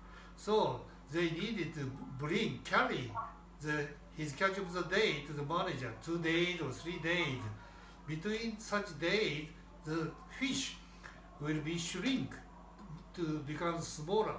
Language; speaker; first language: English; non-native, learner; Japanese